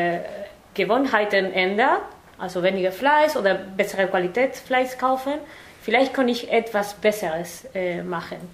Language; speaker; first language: German; non-native, fluent; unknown